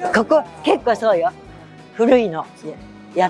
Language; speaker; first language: Japanese; native; Japanese